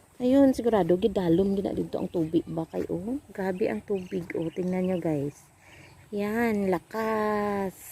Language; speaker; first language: Filipino; non-native, local second language; Cebuano